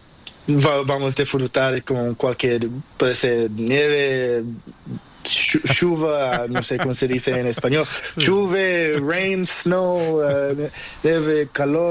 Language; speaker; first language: Spanish; non-native, learner; Portuguese